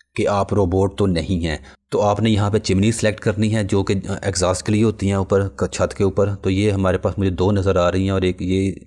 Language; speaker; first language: Urdu; non-native, local second language; Punjabi